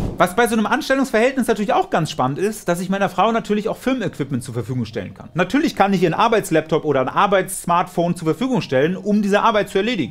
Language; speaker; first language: German; native; German